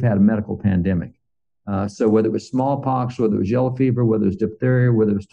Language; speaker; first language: English; native; English